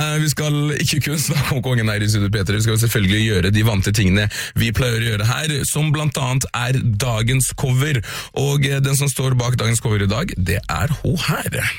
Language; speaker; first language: Norwegian; early bilingual, other home language; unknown